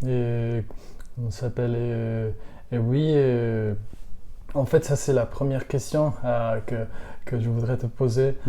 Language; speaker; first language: French; non-native, learner; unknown